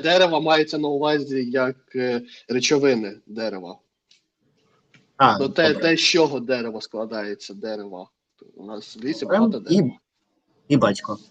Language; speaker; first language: Ukrainian; non-native, learner; Russian